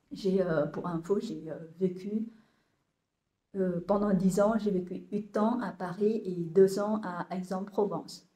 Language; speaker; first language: French; non-native, fluent; Vietnamese